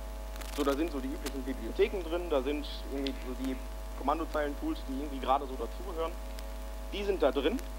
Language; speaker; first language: German; native; German